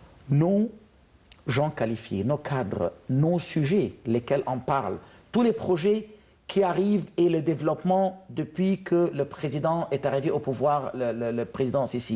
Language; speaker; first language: French; non-native, fluent; Arabic